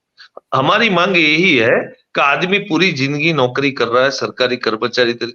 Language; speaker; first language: Hindi; non-native, local second language; Gujarati